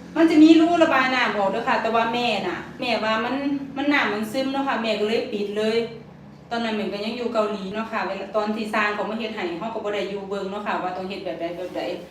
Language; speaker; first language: Thai; native; Thai